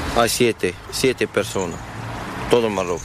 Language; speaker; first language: Spanish; non-native, learner; Arabic